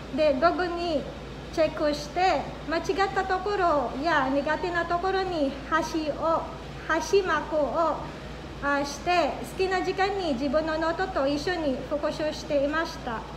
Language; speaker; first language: Japanese; non-native, fluent; Filipino